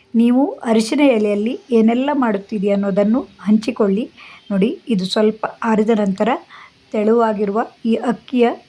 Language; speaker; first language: Kannada; non-native, local second language; Konkani